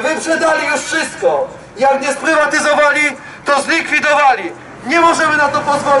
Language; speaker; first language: Polish; native; Polish